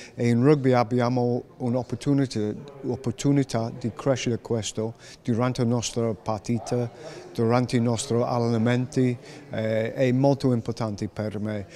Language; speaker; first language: Italian; non-native, learner; English